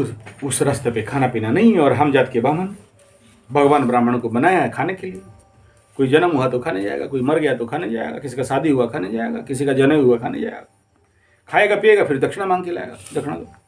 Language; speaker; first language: Hindi; non-native, local second language; Odia